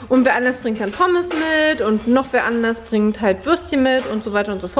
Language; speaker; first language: German; native; German